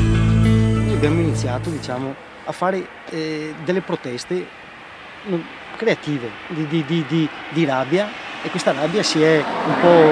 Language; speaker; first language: Italian; native; Italian